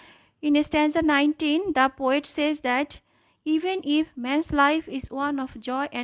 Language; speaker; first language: English; non-native, local second language; Bangla